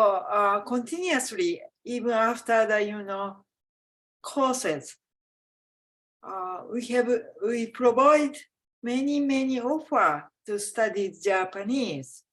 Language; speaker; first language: English; non-native, fluent; Japanese